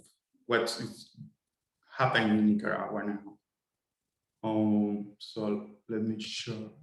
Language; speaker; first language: English; non-native, fluent; Spanish